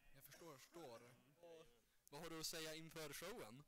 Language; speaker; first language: Swedish; native; Swedish